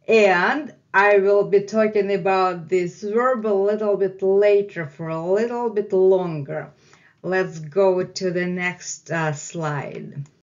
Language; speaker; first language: English; non-native, fluent; Russian